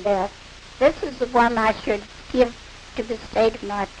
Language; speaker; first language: English; native; English